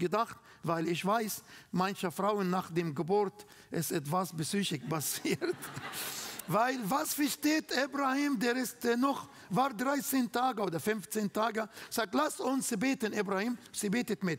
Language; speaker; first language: German; non-native, fluent; Arabic